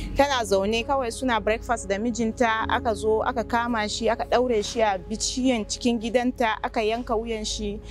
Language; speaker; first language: Hausa; native; Hausa